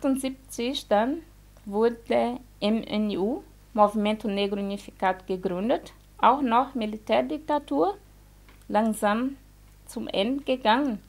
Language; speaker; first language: German; non-native, fluent; Portuguese